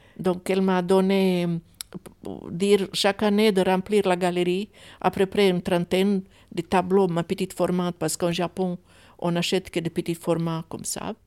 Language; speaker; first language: French; non-native, fluent; Croatian